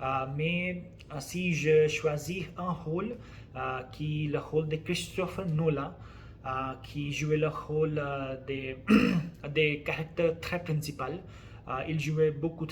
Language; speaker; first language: French; non-native, learner; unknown